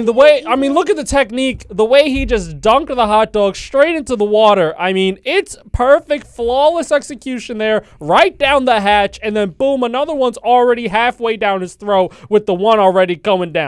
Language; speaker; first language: English; native; English